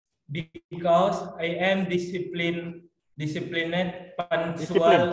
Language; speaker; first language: English; non-native, learner; Indonesian